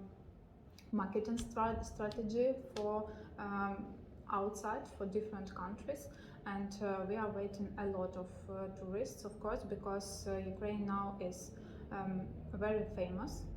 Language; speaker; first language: English; non-native, learner; Ukrainian